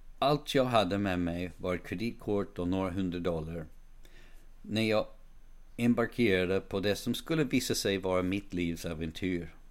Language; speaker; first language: Swedish; non-native, fluent; English